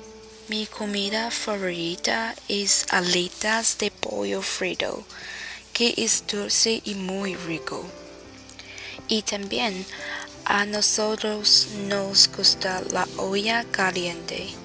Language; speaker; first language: Spanish; non-native, learner; Chinese